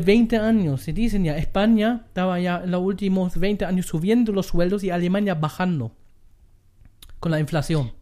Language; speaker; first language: Spanish; non-native, learner; German